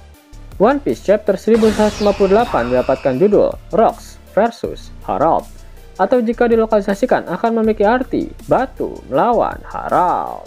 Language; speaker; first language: Indonesian; native; Indonesian